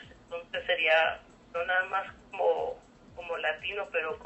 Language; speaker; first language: Spanish; early bilingual, heritage; Spanish